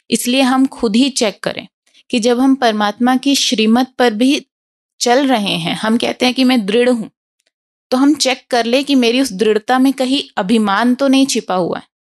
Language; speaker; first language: Hindi; native; Hindi